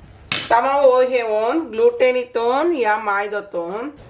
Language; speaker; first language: Finnish; non-native, learner; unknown